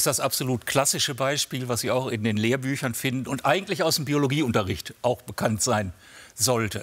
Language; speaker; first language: German; native; German